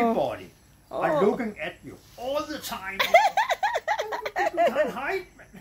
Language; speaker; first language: English; non-native, fluent; Danish